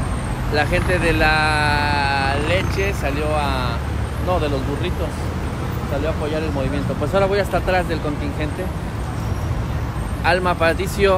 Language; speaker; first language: Spanish; native; Spanish